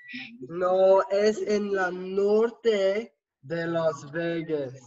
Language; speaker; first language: Spanish; non-native, learner; English